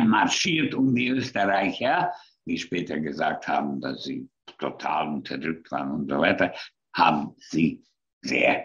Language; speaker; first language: German; non-native, fluent; Hungarian